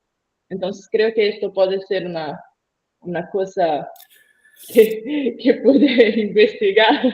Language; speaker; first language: Spanish; non-native, learner; Portuguese